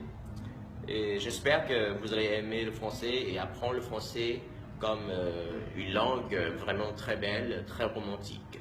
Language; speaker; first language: French; non-native, fluent; Vietnamese